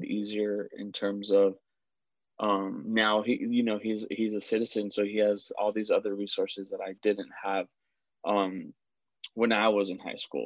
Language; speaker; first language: English; early bilingual, other home language; Spanish